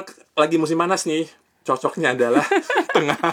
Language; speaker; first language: Indonesian; native; Indonesian